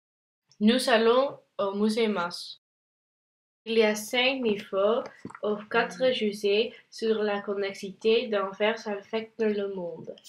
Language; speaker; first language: French; non-native, learner; Dutch